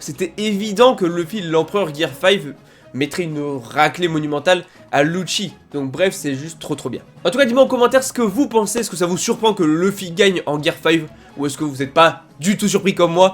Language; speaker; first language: French; native; French